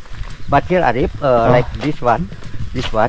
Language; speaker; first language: English; non-native, learner; Indonesian